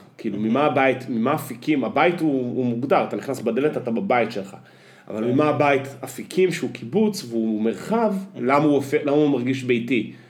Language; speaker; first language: Hebrew; native; Hebrew